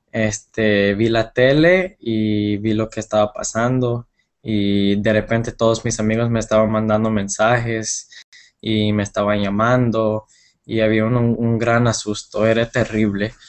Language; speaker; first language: Spanish; non-native, fluent; English